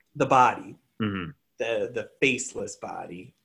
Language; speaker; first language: English; native; English